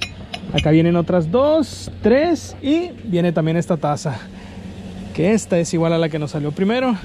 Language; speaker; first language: Spanish; native; Spanish